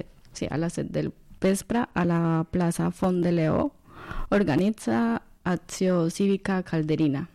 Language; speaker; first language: Catalan; non-native, learner; Spanish